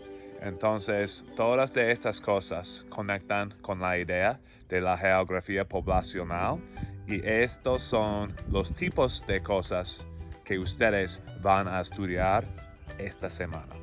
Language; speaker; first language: Spanish; non-native, fluent; English